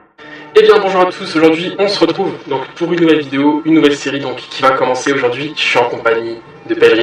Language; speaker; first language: French; native; French